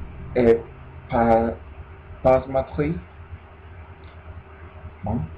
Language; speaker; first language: French; non-native, learner; Spanish